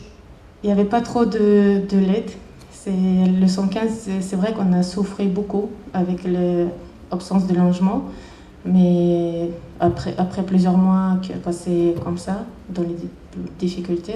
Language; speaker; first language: French; non-native, learner; Chechen